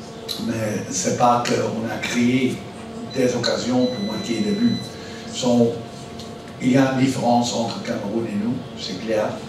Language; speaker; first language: French; non-native, learner; Dutch